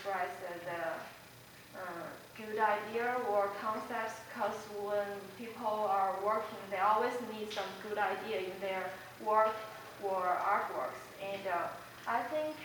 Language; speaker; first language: English; non-native, fluent; Chinese